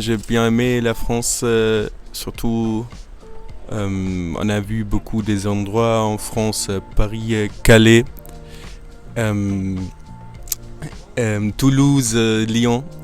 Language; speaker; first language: French; non-native, fluent; German